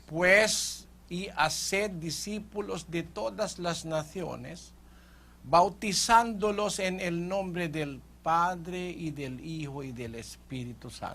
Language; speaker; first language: Spanish; non-native, fluent; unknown